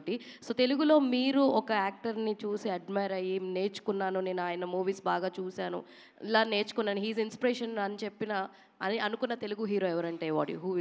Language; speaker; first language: Telugu; native; Telugu